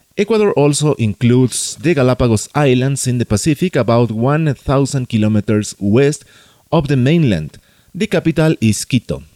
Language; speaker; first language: English; non-native, fluent; Spanish